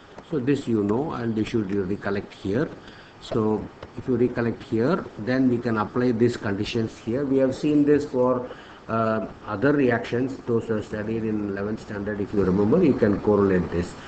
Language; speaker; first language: English; non-native, local second language; Tamil